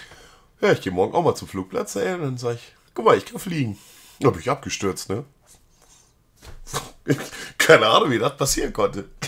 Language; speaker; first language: German; native; German